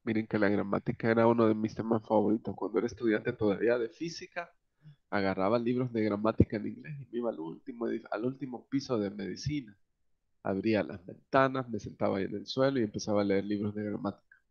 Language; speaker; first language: Spanish; native; Spanish